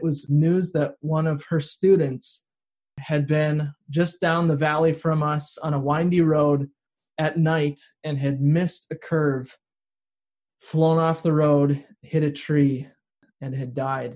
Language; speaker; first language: English; native; English